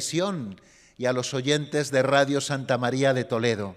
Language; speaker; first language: Spanish; native; Spanish